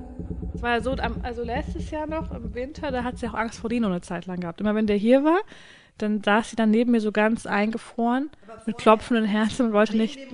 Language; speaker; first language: German; native; German